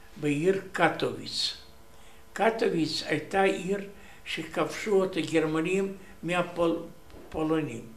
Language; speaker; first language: Hebrew; non-native, learner; Romanian